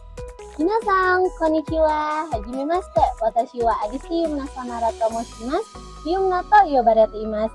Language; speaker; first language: Japanese; non-native, fluent; Indonesian